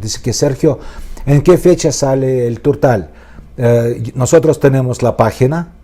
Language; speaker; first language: Spanish; non-native, fluent; Russian